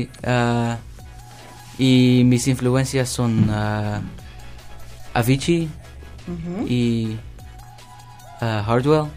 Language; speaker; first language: Spanish; early bilingual, heritage; Spanish